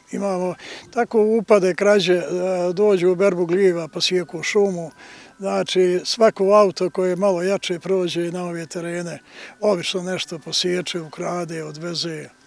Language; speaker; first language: Bosnian; native; Bosnian